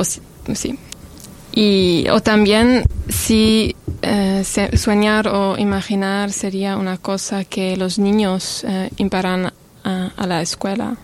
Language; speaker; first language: Spanish; non-native, learner; French